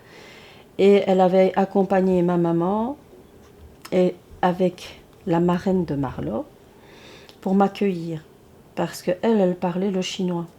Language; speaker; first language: French; early bilingual, other home language; Chinese